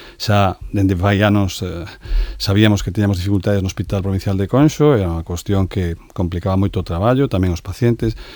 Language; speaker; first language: Galician; native; Galician